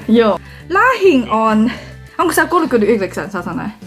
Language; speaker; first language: Finnish; non-native, learner; Chinese